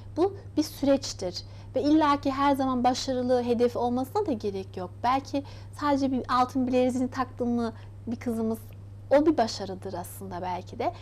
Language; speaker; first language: Turkish; early bilingual, heritage; Turkish